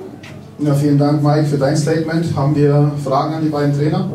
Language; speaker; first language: German; native; German